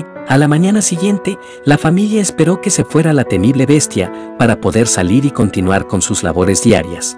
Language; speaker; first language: Spanish; native; Spanish